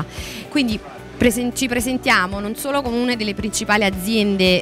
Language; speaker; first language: Italian; native; Italian